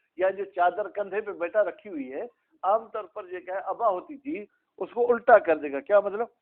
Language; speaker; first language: Urdu; non-native, local second language; Sindhi